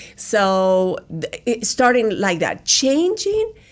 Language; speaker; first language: English; non-native, fluent; Spanish